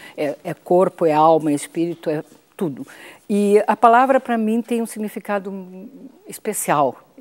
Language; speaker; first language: Portuguese; non-native, fluent; Spanish